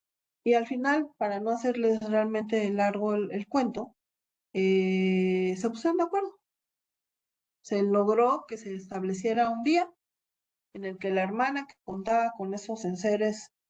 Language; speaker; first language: Spanish; native; Spanish